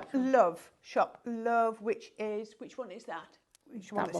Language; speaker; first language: English; native; English